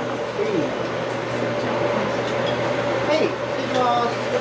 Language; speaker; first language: Japanese; native; Japanese